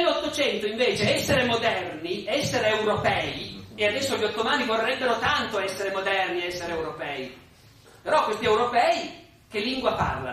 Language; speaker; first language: Italian; native; Italian